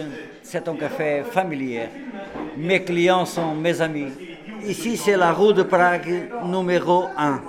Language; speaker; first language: French; non-native, learner; Portuguese